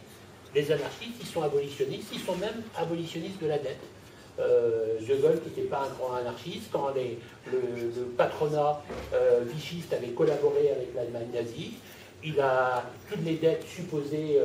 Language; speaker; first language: French; native; French